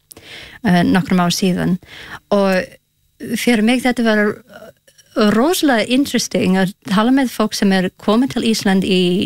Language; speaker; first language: Icelandic; non-native, learner; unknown